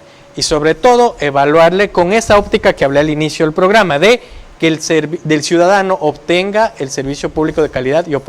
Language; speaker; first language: Spanish; native; Spanish